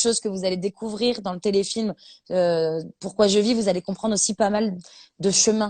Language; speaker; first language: French; native; French